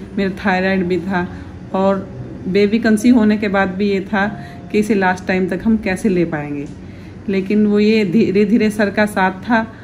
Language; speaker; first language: Hindi; native; Hindi